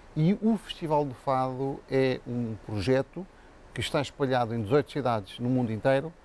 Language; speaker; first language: Portuguese; native; Portuguese